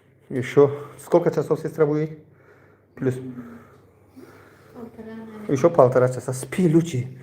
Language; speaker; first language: Russian; non-native, fluent; Tajik